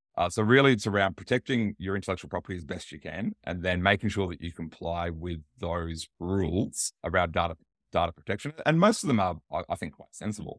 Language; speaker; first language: English; native; English